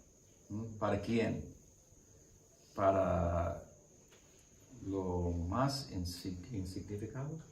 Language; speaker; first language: Spanish; non-native, learner; English